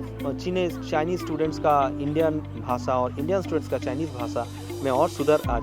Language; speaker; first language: Hindi; non-native, local second language; Bangla